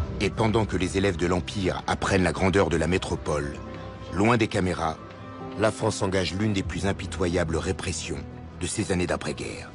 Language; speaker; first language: French; native; French